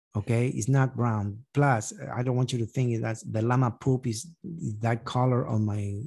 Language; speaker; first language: English; non-native, fluent; Spanish